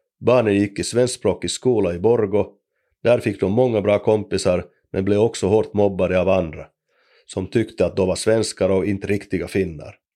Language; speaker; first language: Swedish; native; Swedish